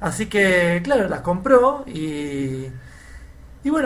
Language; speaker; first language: Spanish; native; Spanish